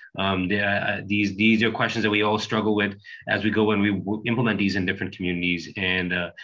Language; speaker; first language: English; native; English